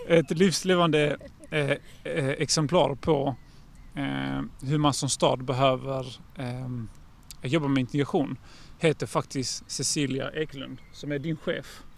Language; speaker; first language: Swedish; native; Swedish